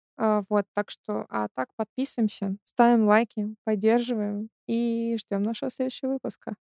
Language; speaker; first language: Russian; native; Russian